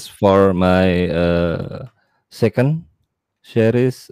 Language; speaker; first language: English; non-native, learner; Indonesian